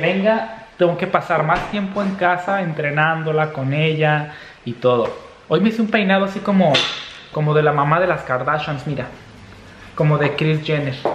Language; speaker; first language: Spanish; native; Spanish